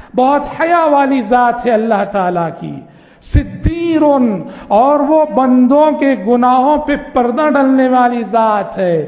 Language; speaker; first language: Urdu; native; Urdu